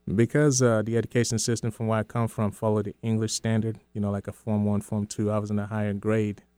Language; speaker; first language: English; early bilingual, other home language; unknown